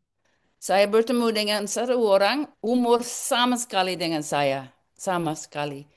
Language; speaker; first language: Indonesian; non-native, learner; English